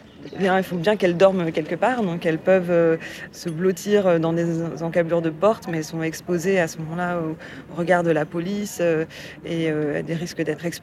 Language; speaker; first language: French; native; French